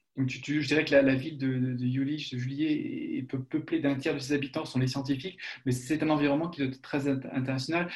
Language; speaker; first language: French; native; French